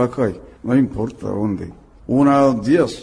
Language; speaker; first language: Spanish; non-native, learner; Romanian